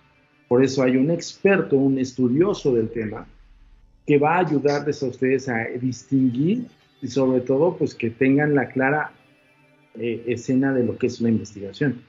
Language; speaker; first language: Spanish; native; Spanish